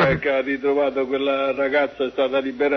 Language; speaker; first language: Italian; native; Italian